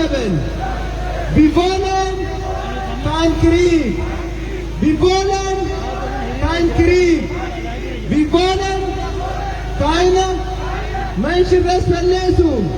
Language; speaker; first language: German; non-native, learner; Oromo